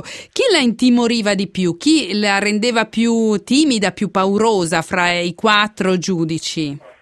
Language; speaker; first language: Italian; native; Italian